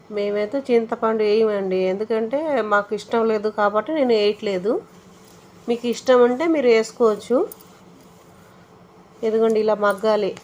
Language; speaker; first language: Telugu; native; Telugu